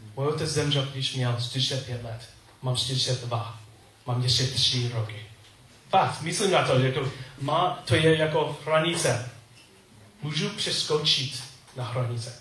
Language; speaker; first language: Czech; non-native, learner; English